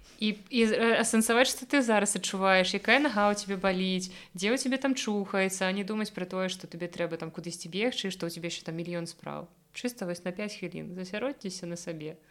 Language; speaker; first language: Belarusian; non-native, local second language; Russian